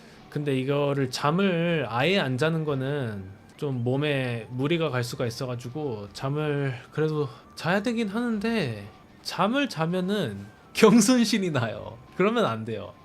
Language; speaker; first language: Korean; non-native, fluent; English